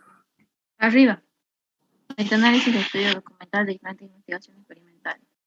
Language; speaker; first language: Spanish; native; Spanish